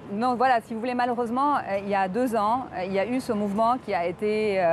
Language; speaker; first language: French; non-native, local second language; Arabic